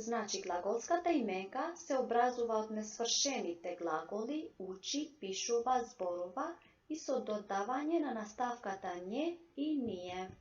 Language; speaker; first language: Macedonian; non-native, local second language; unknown